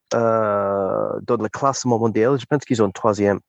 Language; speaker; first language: French; non-native, learner; English